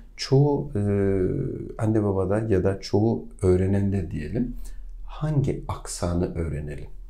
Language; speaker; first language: Turkish; native; Turkish